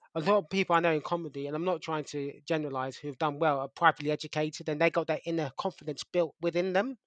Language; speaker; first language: English; native; English